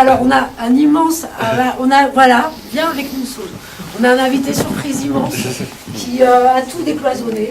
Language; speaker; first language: French; native; French